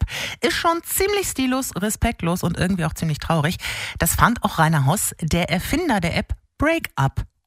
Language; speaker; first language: German; native; German